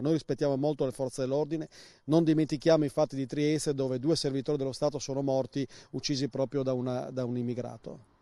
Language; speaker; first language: Italian; native; Italian